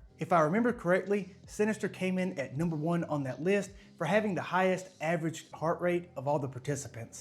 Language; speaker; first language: English; native; English